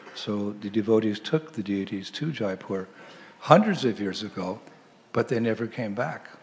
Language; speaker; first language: English; native; English